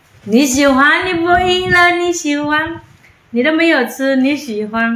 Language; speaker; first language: Indonesian; non-native, learner; Chinese